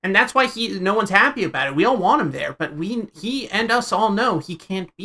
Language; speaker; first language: English; native; English